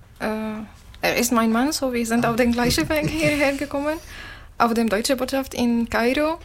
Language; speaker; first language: German; non-native, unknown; Arabic